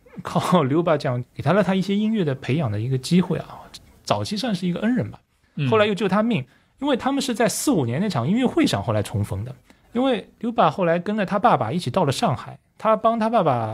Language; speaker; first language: Chinese; native; Chinese